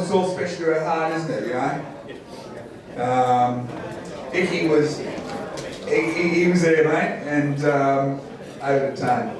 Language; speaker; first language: English; native; English